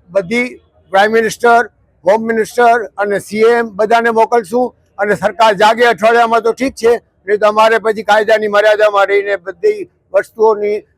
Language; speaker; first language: Gujarati; non-native, local second language; Sindhi